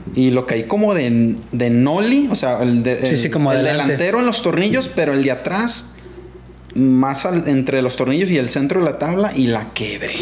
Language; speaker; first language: Spanish; native; Spanish